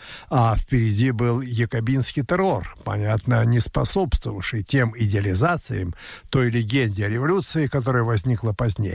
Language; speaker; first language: Russian; native; Russian